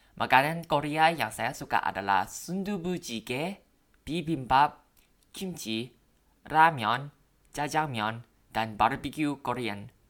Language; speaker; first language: Indonesian; non-native, learner; Thai